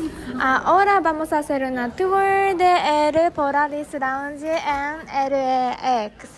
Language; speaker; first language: Spanish; non-native, fluent; Japanese